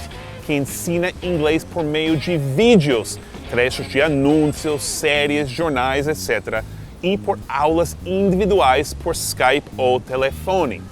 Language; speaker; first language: Portuguese; non-native, fluent; English